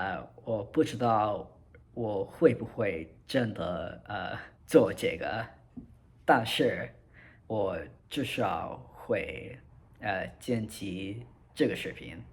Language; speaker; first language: Chinese; non-native, learner; English